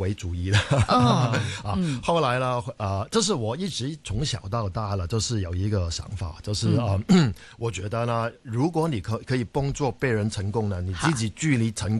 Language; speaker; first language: Chinese; non-native, fluent; Cantonese